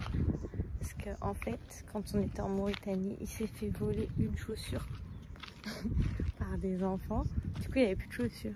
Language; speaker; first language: French; native; French